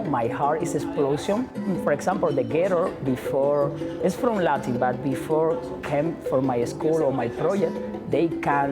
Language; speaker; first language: English; non-native, learner; Spanish